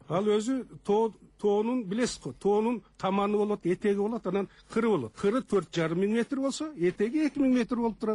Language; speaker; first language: Kyrgyz; native; Kyrgyz